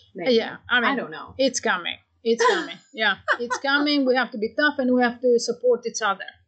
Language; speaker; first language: English; non-native, fluent; Greek